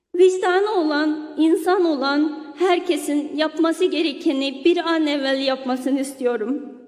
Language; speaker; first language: Turkish; non-native, fluent; Uyghur